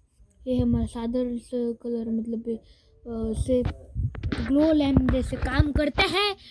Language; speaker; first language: Hindi; native; Hindi